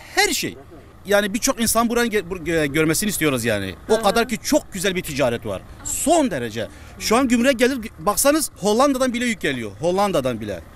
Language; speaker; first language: Turkish; non-native, local second language; Kurdish